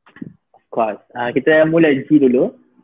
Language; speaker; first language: Malay; native; Malay